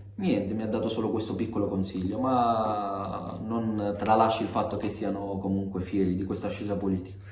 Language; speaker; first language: Italian; early bilingual, other home language; Arabic